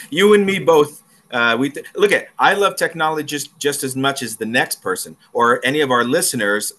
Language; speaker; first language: English; native; English